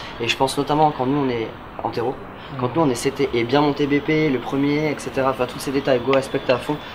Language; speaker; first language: French; native; French